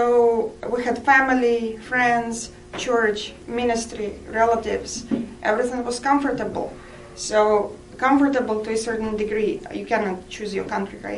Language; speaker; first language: English; non-native, fluent; Russian